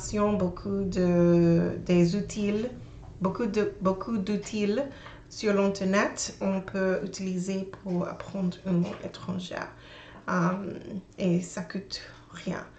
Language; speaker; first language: French; non-native, learner; English